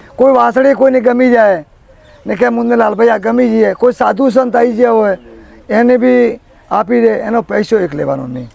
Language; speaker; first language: Gujarati; native; Gujarati